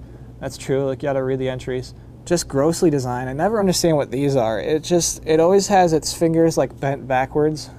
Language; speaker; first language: English; native; English